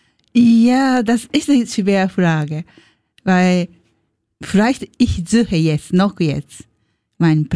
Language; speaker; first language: German; non-native, learner; Japanese